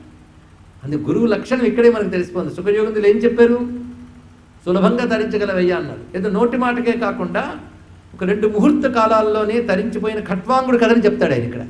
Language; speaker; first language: Telugu; native; Telugu